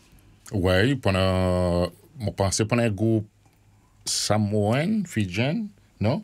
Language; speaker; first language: French; non-native, learner; Morisyen